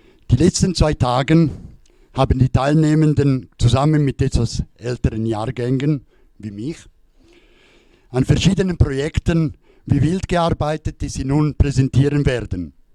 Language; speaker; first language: German; native; German